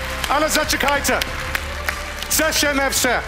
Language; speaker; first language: Ukrainian; non-native, learner; English